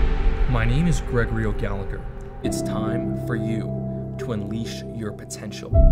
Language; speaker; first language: English; native; English